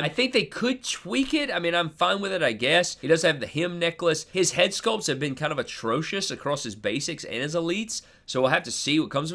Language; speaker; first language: English; native; English